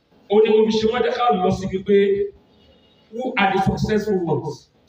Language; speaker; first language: English; non-native, local second language; Yoruba